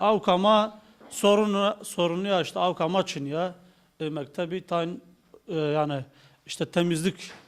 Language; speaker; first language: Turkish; non-native, local second language; Zaza